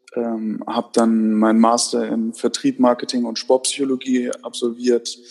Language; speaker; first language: German; native; German